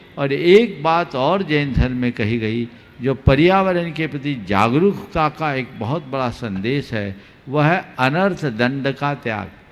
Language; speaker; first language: Hindi; native; Hindi